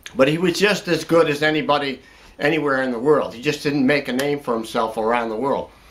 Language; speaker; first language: English; native; English